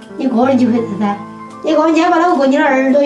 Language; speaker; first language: Chinese; native; Chinese